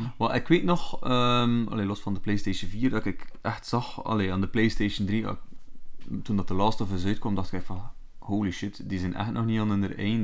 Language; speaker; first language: Dutch; native; Dutch